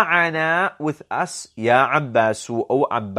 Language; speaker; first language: Arabic; non-native, fluent; English